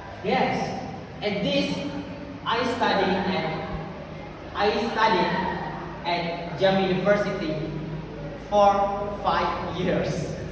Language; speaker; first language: English; non-native, learner; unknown